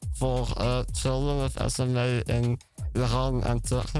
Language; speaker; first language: English; non-native, fluent; Dutch